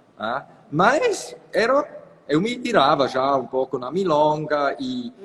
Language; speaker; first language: Portuguese; non-native, fluent; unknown